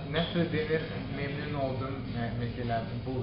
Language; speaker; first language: Turkish; non-native, learner; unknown